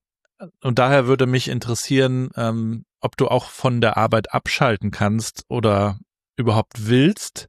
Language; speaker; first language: German; native; German